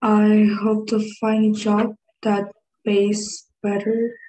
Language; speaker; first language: English; non-native, learner; Indonesian